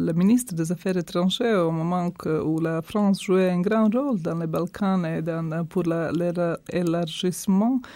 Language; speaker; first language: French; non-native, fluent; Croatian